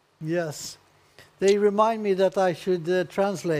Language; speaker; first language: English; non-native, learner; Swedish